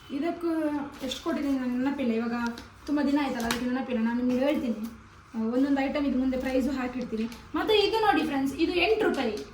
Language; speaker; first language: Kannada; non-native, local second language; Tulu